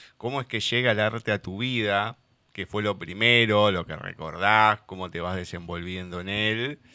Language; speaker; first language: Spanish; native; Spanish